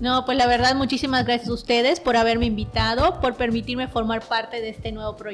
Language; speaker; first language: Spanish; native; Spanish